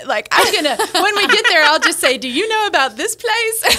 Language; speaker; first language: English; native; English